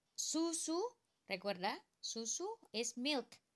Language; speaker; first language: Spanish; non-native, learner; Indonesian